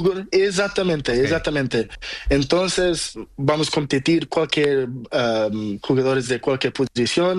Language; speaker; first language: Spanish; non-native, learner; Portuguese